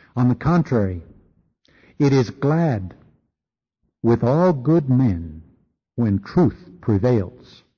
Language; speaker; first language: English; native; English